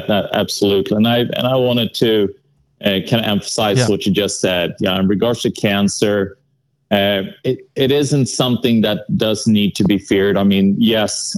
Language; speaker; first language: English; non-native, fluent; Swedish